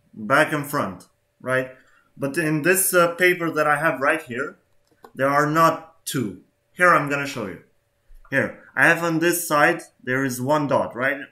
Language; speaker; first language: English; non-native, fluent; Albanian